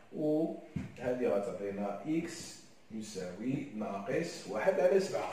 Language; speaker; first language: French; non-native, local second language; Arabic